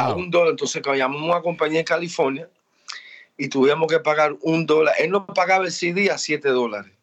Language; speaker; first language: Spanish; early bilingual, heritage; Spanish